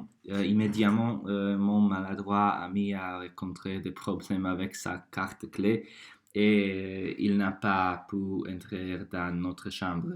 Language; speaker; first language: French; non-native, learner; Croatian